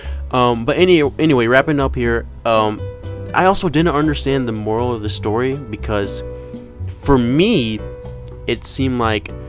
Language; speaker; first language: English; native; English